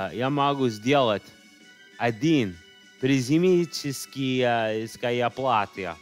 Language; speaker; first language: Russian; non-native, learner; English